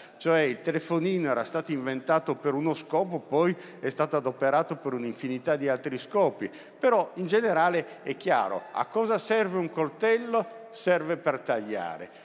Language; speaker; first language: Italian; native; Italian